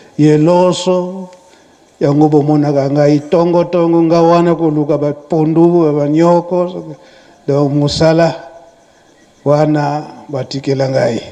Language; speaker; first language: Lingala; non-native, local second language; Kongo